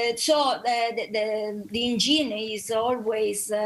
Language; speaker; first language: English; non-native, learner; Italian